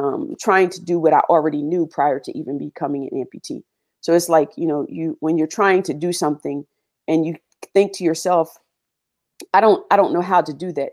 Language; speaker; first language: English; native; English